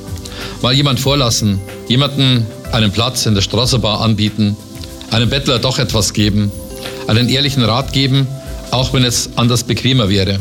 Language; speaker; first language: German; native; German